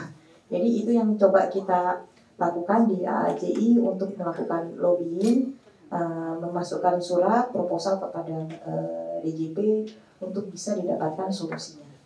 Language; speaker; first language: Indonesian; native; Indonesian